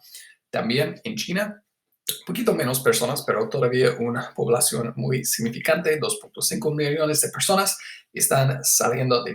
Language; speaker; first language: Spanish; non-native, fluent; English